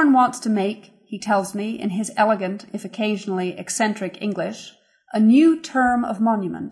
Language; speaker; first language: English; native; English